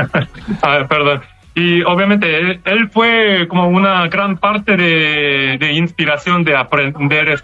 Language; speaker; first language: Spanish; non-native, learner; Korean